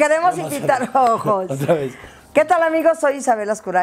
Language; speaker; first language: Spanish; native; Spanish